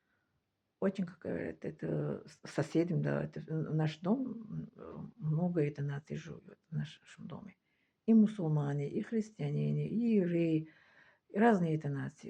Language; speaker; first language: Russian; non-native, fluent; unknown